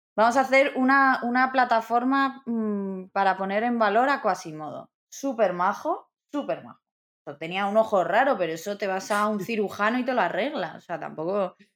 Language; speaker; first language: Spanish; native; Spanish